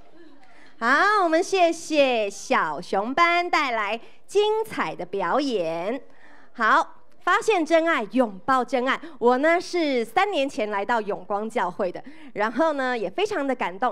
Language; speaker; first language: Chinese; native; Chinese